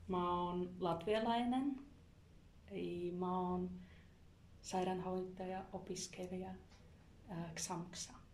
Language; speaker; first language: Finnish; non-native, learner; Latvian